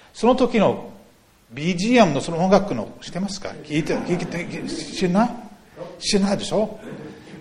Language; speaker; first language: Japanese; non-native, fluent; English